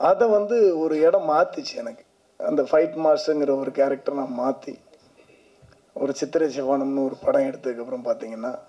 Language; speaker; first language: Tamil; native; Tamil